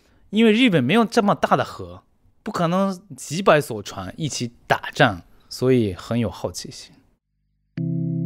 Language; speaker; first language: Chinese; non-native, fluent; Japanese